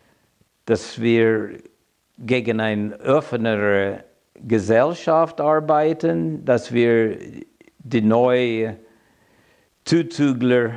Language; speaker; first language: German; non-native, fluent; English